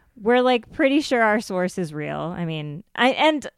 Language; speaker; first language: English; native; English